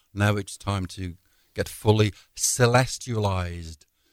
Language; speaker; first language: English; native; English